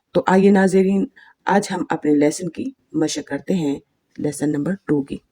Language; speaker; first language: Urdu; native; Urdu